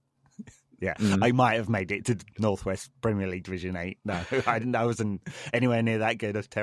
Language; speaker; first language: English; native; English